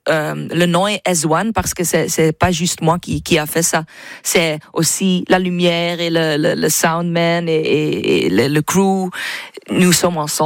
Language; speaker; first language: French; non-native, fluent; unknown